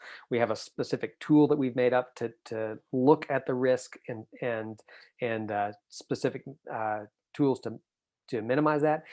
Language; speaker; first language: English; native; English